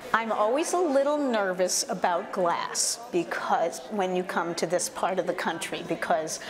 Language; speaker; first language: English; native; English